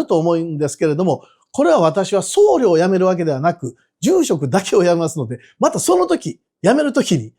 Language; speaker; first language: Japanese; native; Japanese